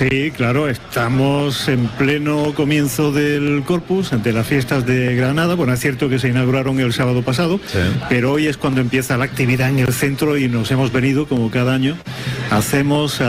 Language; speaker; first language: Spanish; native; Spanish